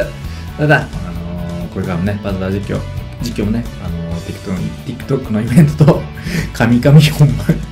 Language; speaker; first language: Japanese; native; Japanese